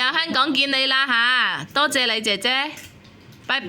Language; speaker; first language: Cantonese; native; Cantonese